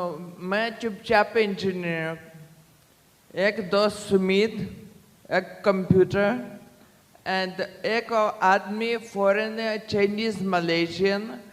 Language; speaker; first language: Hindi; non-native, learner; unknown